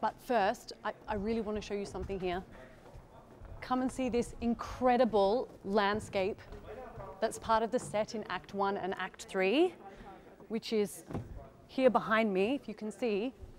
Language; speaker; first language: English; native; English